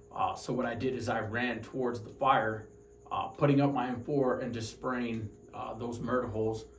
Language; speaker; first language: English; native; English